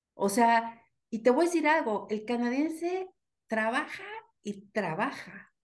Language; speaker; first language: Spanish; native; Spanish